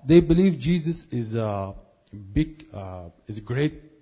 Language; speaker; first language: English; non-native, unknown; Kurdish